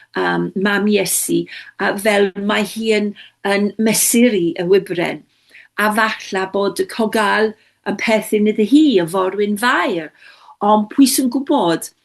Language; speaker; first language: Welsh; non-native, local second language; English